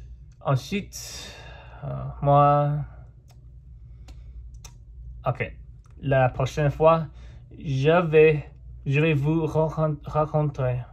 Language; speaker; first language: French; non-native, fluent; English